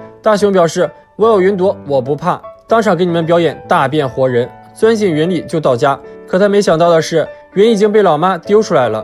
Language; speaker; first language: Chinese; native; Chinese